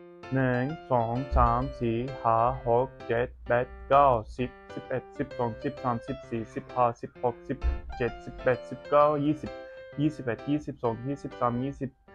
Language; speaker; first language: Thai; non-native, learner; Turkish